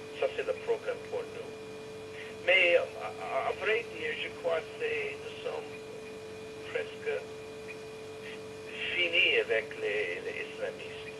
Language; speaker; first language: French; non-native, fluent; English